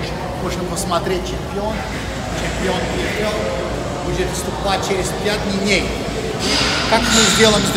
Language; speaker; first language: Russian; non-native, learner; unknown